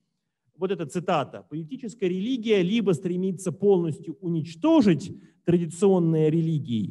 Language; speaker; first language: Russian; native; Russian